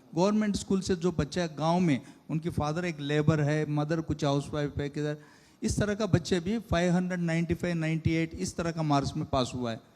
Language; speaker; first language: Hindi; non-native, local second language; Telugu